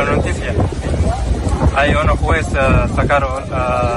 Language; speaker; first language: Spanish; non-native, learner; Arabic